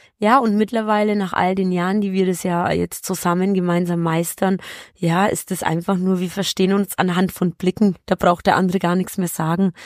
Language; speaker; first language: German; early bilingual, other home language; Polish